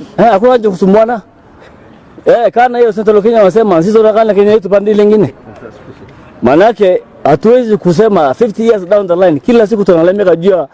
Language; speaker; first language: Swahili; non-native, local second language; Somali